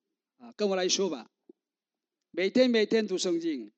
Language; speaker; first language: Chinese; non-native, learner; Korean